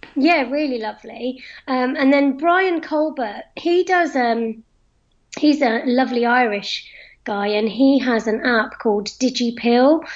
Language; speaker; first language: English; native; English